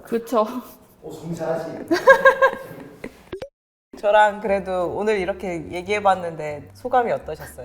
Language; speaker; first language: Korean; native; Korean